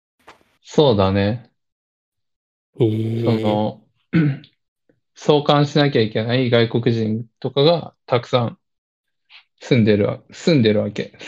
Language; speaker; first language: Japanese; early bilingual, other home language; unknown